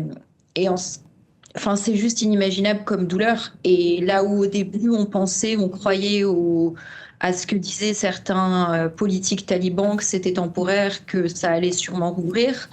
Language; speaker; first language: French; native; French